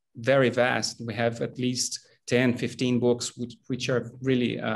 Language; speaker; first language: English; non-native, fluent; Portuguese